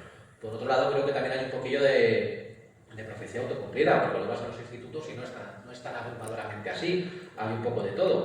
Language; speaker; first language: Spanish; native; Spanish